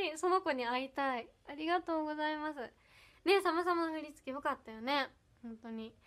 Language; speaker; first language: Japanese; native; Japanese